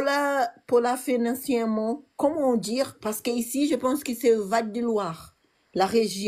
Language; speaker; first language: French; non-native, learner; Portuguese